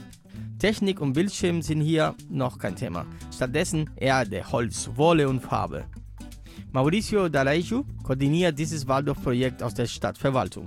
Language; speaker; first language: German; native; German